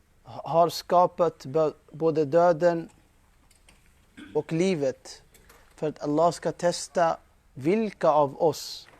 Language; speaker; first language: Swedish; non-native, fluent; Urdu